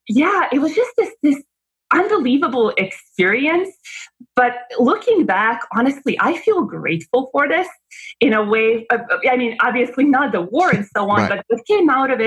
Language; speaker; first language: English; non-native, fluent; Bosnian